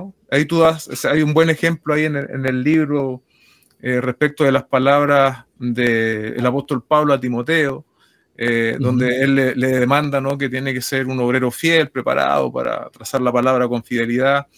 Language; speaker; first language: Spanish; native; Spanish